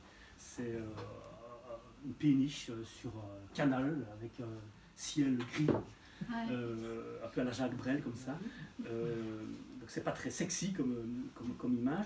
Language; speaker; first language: French; native; French